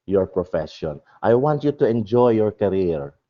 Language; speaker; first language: English; non-native, local second language; Filipino